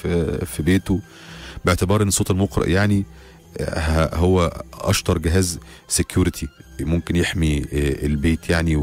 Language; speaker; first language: Arabic; native; Arabic